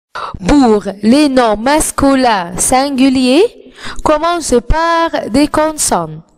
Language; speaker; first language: French; non-native, fluent; Arabic